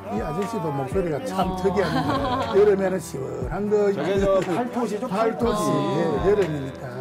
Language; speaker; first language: Korean; native; Korean